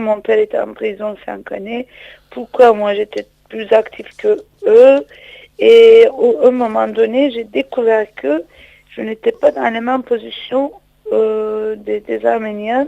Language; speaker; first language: French; non-native, fluent; Turkish